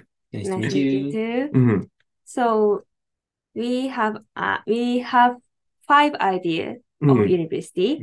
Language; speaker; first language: English; non-native, learner; Japanese